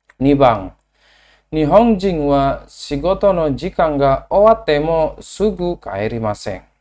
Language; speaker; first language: Japanese; non-native, learner; Indonesian